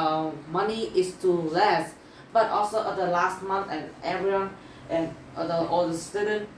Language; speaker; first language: English; non-native, learner; Vietnamese